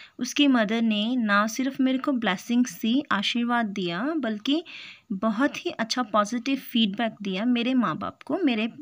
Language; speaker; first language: Hindi; native; Hindi